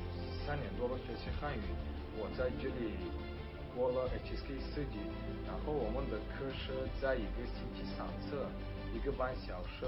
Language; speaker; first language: Chinese; non-native, learner; Tajik